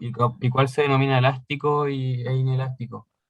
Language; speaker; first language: Spanish; native; Spanish